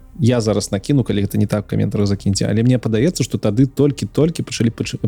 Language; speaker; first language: Belarusian; non-native, local second language; Russian